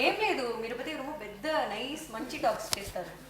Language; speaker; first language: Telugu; non-native, learner; Tamil